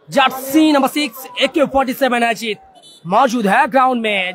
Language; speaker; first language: Hindi; non-native, local second language; Bangla